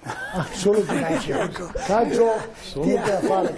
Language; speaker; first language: Italian; native; Italian